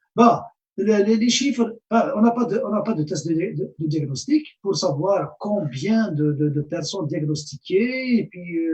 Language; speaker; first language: French; non-native, local second language; Arabic